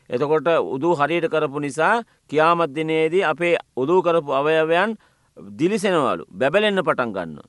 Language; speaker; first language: Sinhala; non-native, local second language; Tamil